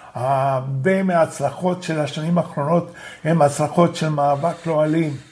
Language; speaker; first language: Hebrew; non-native, fluent; Spanish